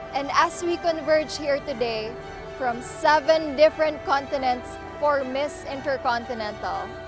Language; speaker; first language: English; non-native, local second language; Pampanga